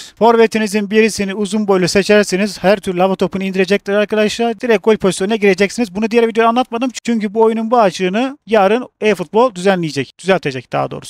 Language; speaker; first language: Turkish; native; Turkish